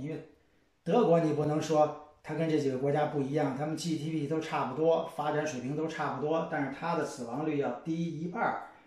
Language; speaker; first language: Chinese; native; Chinese